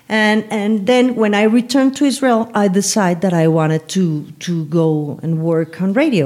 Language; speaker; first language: English; non-native, learner; Spanish